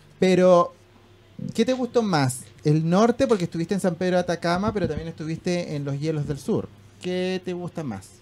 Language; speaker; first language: Spanish; native; Spanish